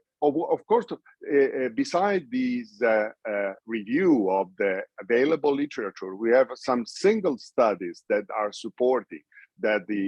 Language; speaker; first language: English; non-native, fluent; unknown